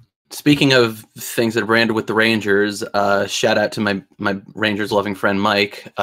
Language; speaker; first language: English; native; English